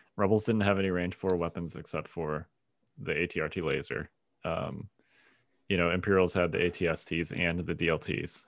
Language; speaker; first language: English; native; English